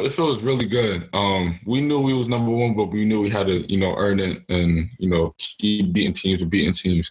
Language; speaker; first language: English; native; English